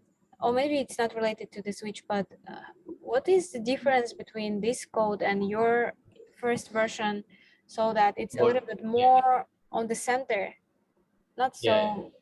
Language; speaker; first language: English; non-native, fluent; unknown